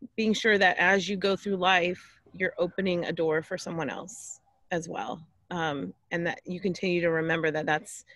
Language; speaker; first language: English; native; English